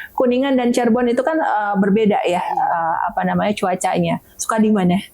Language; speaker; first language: Indonesian; native; Indonesian